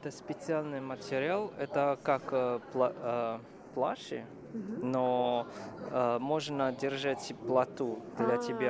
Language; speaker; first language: Russian; non-native, fluent; Chinese